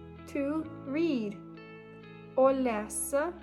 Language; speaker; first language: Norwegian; non-native, learner; English